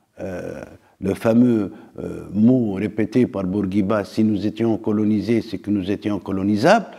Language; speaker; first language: French; non-native, local second language; Arabic